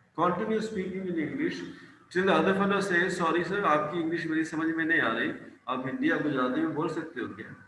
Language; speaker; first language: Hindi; non-native, local second language; Punjabi